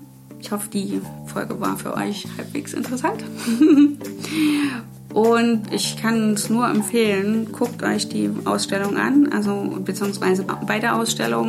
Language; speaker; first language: German; native; German